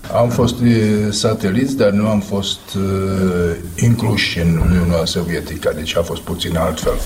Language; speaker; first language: Romanian; non-native, fluent; Czech